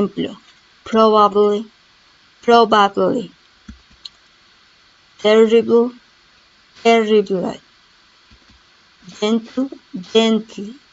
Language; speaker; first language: English; non-native, learner; Spanish